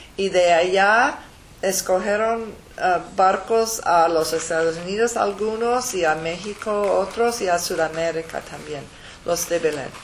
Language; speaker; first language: Spanish; non-native, learner; English